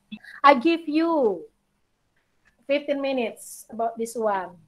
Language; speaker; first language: English; non-native, learner; Indonesian